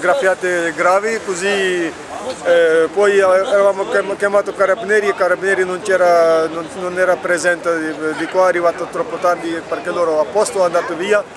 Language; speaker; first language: Italian; non-native, learner; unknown